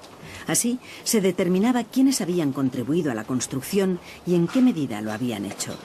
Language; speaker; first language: Spanish; native; Spanish